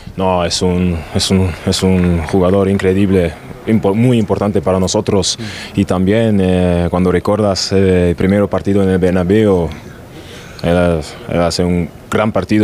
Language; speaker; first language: Spanish; non-native, learner; German